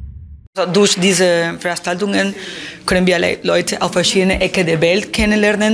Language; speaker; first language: German; non-native, fluent; Spanish